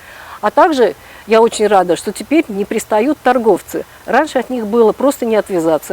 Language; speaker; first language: Russian; non-native, local second language; Ukrainian